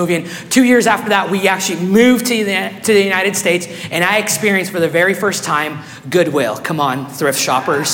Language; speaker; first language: English; non-native, fluent; Spanish